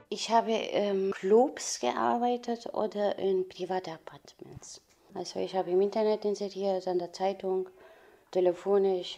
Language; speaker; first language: German; non-native, fluent; Romanian